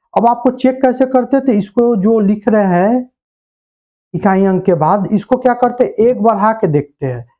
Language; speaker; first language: Hindi; native; Hindi